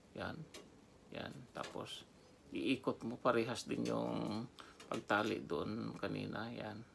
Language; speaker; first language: Filipino; non-native, local second language; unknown